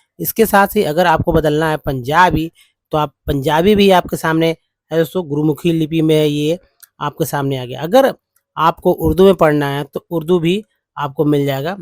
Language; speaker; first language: Hindi; native; Hindi